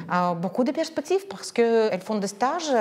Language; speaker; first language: French; non-native, learner; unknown